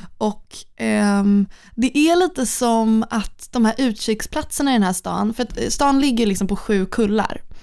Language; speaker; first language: Swedish; native; Swedish